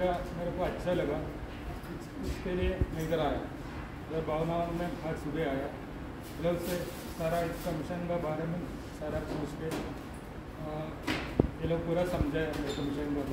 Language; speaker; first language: Hindi; non-native, local second language; Malayalam